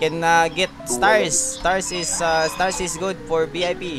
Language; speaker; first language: English; non-native, local second language; Filipino